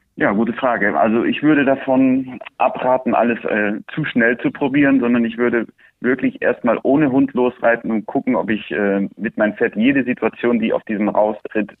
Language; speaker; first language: German; early bilingual, other home language; Spanish